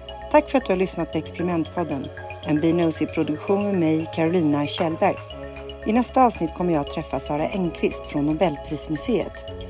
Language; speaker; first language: Swedish; native; Swedish